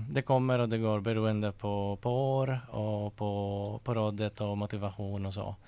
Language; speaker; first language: Swedish; non-native, fluent; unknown